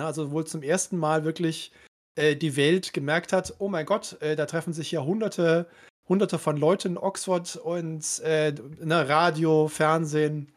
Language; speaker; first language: German; native; German